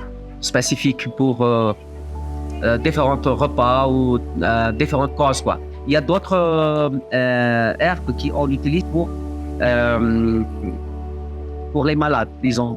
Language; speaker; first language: French; non-native, fluent; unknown